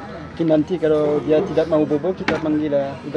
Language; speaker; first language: Indonesian; non-native, learner; French